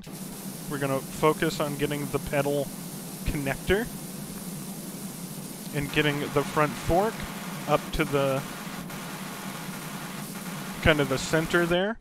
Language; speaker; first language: English; native; English